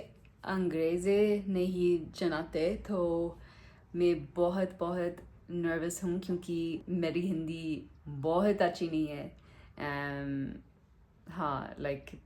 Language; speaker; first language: Hindi; non-native, learner; English